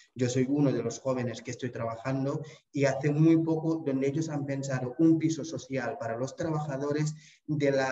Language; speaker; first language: Spanish; non-native, fluent; Wolof